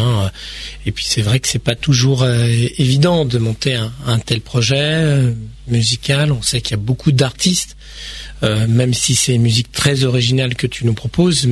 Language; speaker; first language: French; native; French